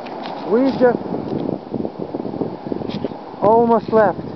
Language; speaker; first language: English; non-native, learner; Russian